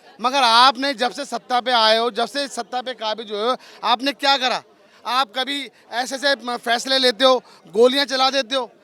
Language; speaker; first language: Hindi; native; Hindi